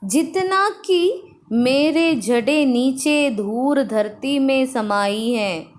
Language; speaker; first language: Hindi; non-native, local second language; Malayalam